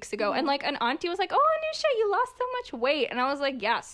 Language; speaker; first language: English; early bilingual, other home language; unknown